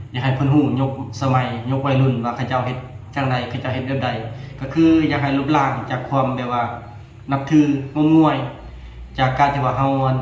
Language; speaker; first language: Lao; non-native, local second language; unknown